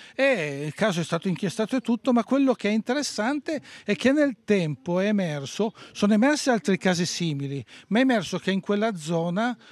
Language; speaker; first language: Italian; native; Italian